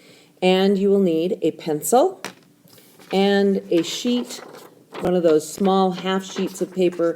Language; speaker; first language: English; native; English